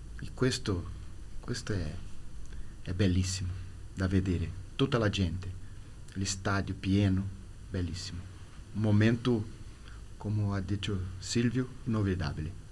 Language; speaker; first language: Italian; non-native, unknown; Portuguese